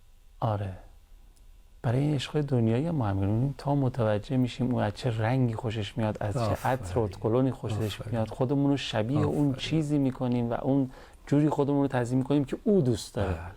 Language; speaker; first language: Persian; native; Persian